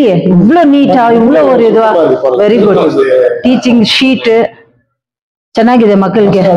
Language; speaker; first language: Kannada; non-native, local second language; Tamil